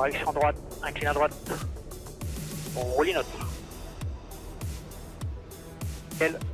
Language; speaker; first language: French; native; French